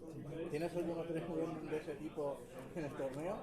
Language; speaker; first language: Spanish; native; Spanish